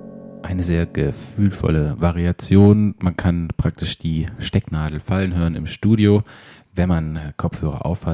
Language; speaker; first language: German; native; German